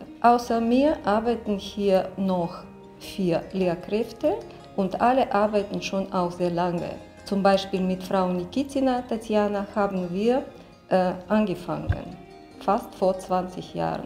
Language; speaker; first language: German; non-native, fluent; Russian